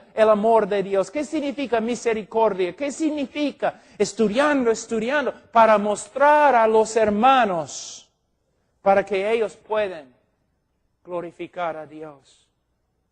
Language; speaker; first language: Spanish; non-native, fluent; English